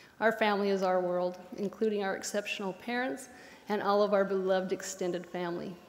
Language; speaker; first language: English; native; English